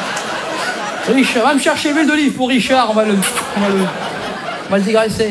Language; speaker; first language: French; early bilingual, other home language; Arabic